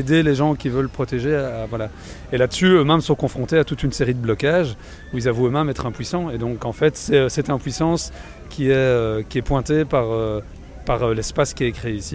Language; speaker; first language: French; native; French